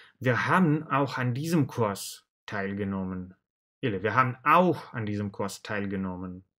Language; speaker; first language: German; non-native, fluent; Russian